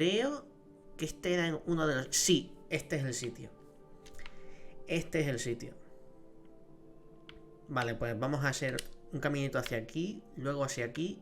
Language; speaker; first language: Spanish; native; Spanish